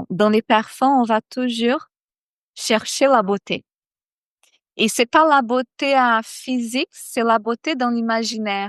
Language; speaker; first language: French; non-native, fluent; Portuguese